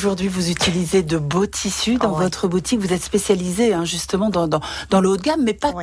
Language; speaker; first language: French; native; French